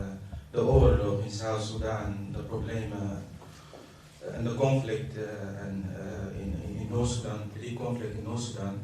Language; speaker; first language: Dutch; non-native, fluent; Arabic